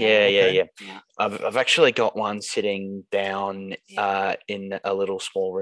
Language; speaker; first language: English; native; English